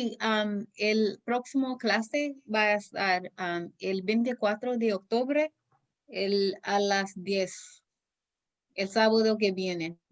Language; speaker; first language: Spanish; non-native, learner; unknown